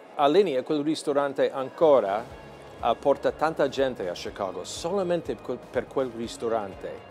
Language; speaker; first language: Italian; non-native, fluent; English